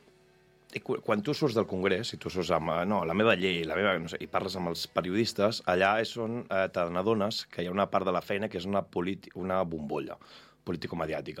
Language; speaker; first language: Catalan; native; Catalan